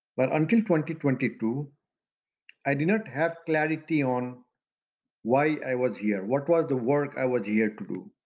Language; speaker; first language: English; non-native, local second language; Maithili